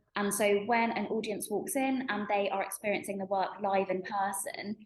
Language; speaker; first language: English; native; English